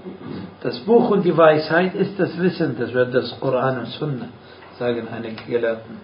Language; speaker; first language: German; non-native, fluent; Arabic